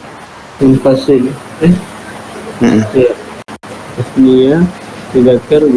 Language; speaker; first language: Arabic; non-native, learner; Indonesian